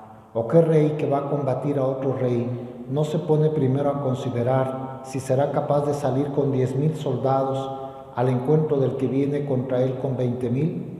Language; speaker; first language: Spanish; native; Spanish